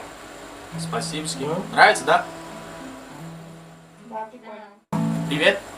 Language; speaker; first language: Russian; non-native, local second language; Tajik